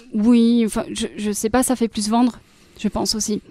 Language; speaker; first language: French; native; French